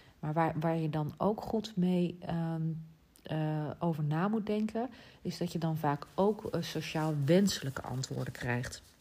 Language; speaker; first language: Dutch; native; Dutch